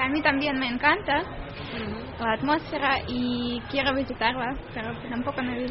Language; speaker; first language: Spanish; non-native, learner; Russian